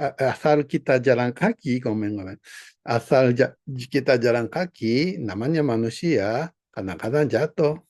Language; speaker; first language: Indonesian; non-native, fluent; Japanese